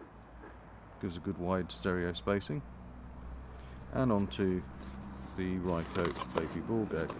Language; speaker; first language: English; native; English